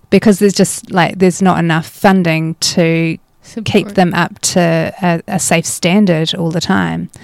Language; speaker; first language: English; native; English